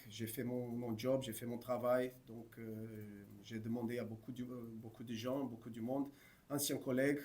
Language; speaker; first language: French; non-native, fluent; Portuguese